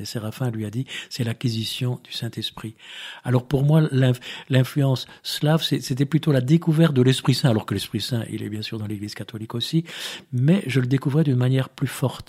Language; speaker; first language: French; native; French